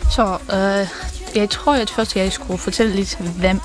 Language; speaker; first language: Danish; non-native, learner; Ukrainian